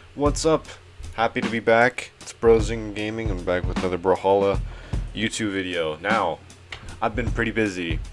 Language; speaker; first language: English; native; English